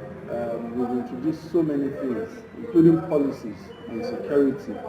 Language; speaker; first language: English; non-native, local second language; Yoruba